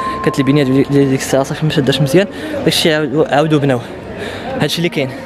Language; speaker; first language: Arabic; native; Arabic